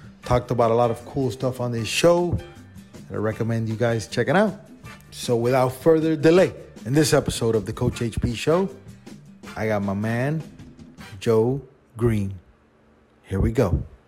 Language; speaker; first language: English; native; English